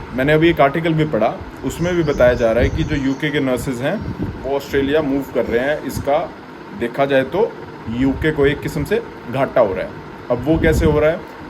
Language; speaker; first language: Hindi; native; Hindi